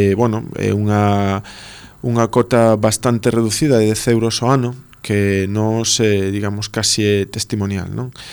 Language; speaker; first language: Galician; non-native, local second language; Spanish